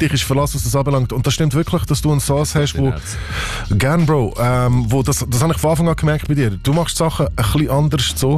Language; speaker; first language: German; native; German